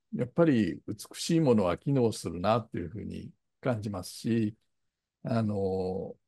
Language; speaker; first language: Japanese; native; Japanese